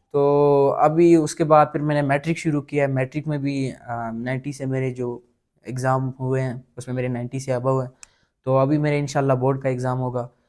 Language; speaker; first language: Urdu; non-native, local second language; Pashto